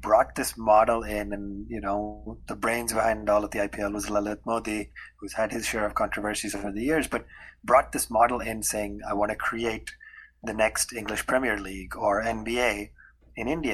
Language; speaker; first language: English; non-native, local second language; Hindi